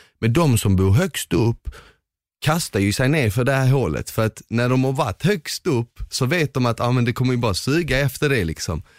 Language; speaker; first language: Swedish; early bilingual, other home language; Bosnian